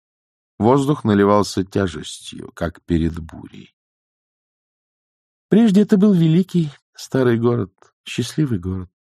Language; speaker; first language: Russian; native; Russian